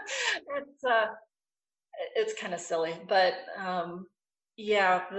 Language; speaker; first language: English; native; English